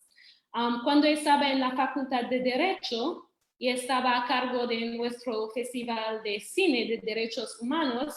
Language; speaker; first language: Spanish; non-native, fluent; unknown